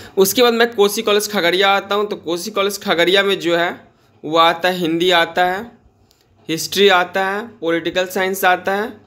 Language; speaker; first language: Hindi; native; Hindi